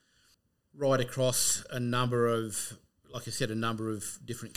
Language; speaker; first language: English; native; English